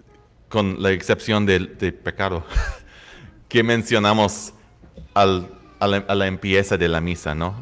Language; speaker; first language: Spanish; non-native, fluent; English